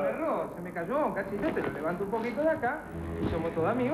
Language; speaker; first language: Spanish; native; Spanish